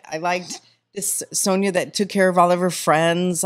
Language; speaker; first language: English; native; English